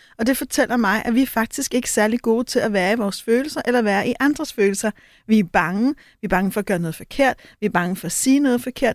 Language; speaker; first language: Danish; native; Danish